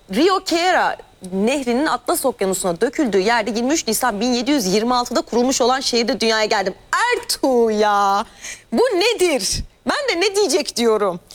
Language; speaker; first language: Turkish; native; Turkish